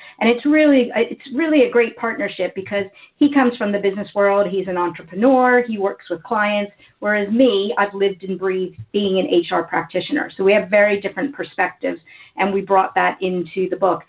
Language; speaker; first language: English; native; English